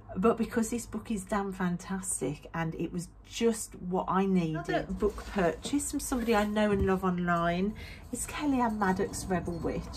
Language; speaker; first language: English; native; English